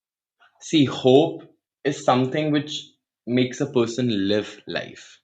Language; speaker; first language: English; non-native, local second language; Hindi